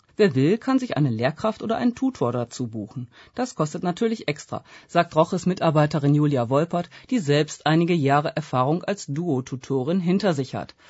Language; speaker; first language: German; native; German